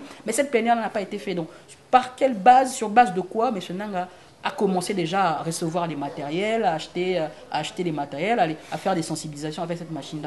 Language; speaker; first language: French; non-native, local second language; Lingala